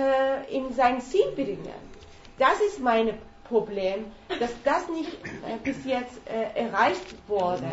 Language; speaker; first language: German; non-native, learner; Persian